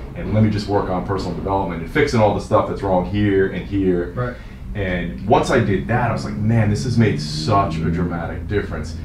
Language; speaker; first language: English; native; English